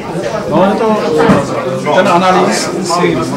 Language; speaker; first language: Czech; non-native, learner; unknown